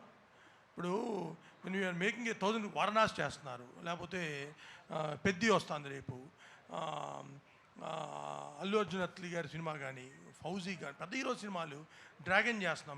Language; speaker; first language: Telugu; native; Telugu